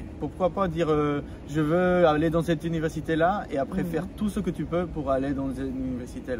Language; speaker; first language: French; non-native, fluent; Spanish